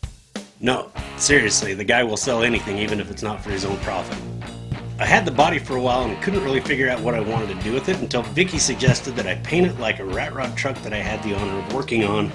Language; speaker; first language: English; native; English